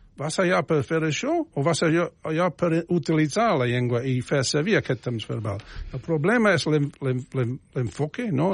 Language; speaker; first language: Catalan; non-native, fluent; English